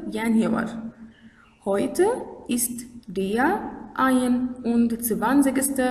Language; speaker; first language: German; non-native, fluent; Arabic